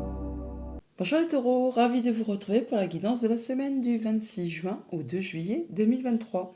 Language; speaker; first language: French; native; French